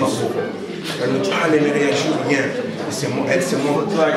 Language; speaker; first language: French; non-native, local second language; Lingala